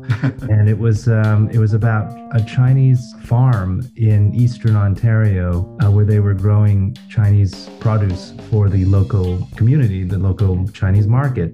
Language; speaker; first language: English; native; English